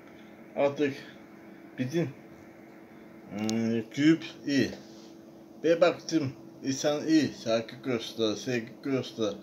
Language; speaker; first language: Turkish; non-native, learner; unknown